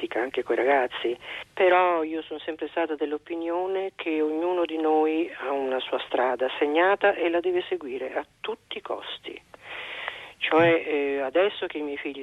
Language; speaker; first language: Italian; native; Italian